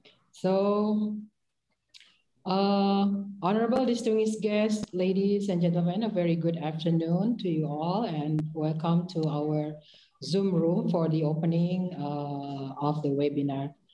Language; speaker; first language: English; non-native, fluent; Indonesian